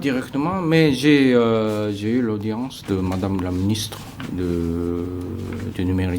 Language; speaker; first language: French; non-native, fluent; Japanese